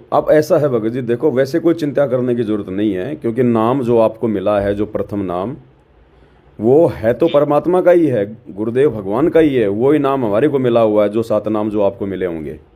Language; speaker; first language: Hindi; native; Hindi